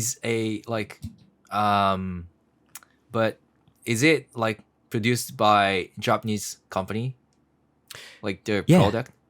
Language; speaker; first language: English; non-native, learner; Japanese